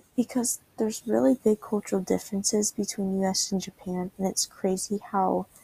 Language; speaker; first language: English; native; English